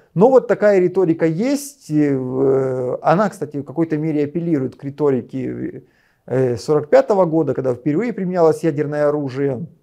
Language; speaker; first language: Russian; native; Russian